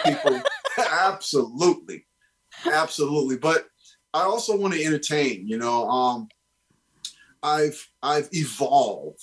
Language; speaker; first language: English; native; English